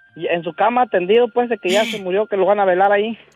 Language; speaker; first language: Spanish; native; Spanish